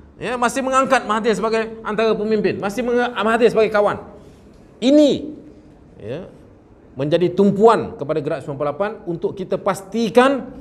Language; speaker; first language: Malay; native; Malay